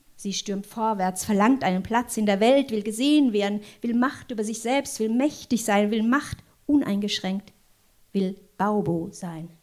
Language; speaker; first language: German; non-native, local second language; French